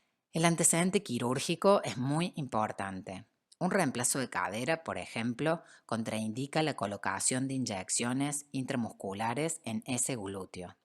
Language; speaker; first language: Spanish; native; Spanish